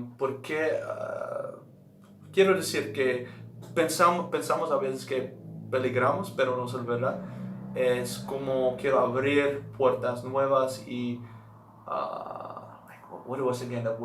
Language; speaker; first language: Spanish; non-native, learner; Dutch